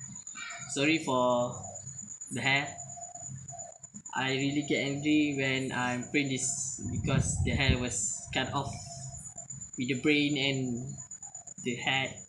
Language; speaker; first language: English; non-native, learner; Malay